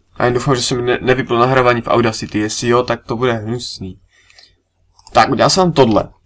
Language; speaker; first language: Czech; native; Czech